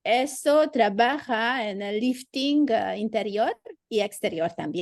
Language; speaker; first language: Spanish; non-native, fluent; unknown